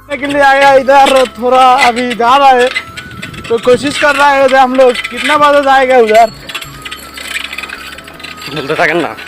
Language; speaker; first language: Hindi; non-native, learner; Bangla